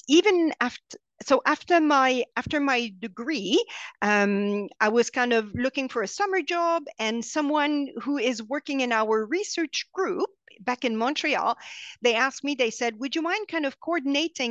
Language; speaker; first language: English; non-native, fluent; French